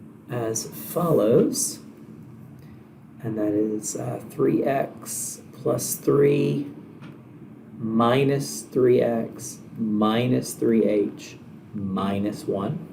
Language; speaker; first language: English; native; English